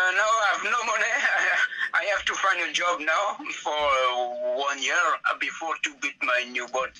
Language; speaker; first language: English; non-native, learner; French